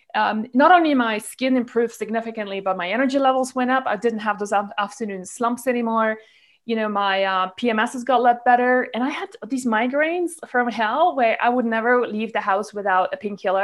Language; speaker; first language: English; non-native, local second language; Polish